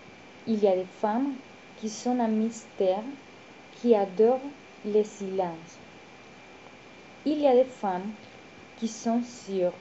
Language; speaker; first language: French; non-native, learner; Spanish